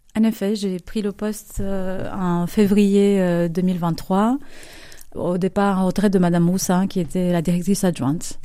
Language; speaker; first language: French; non-native, fluent; Romanian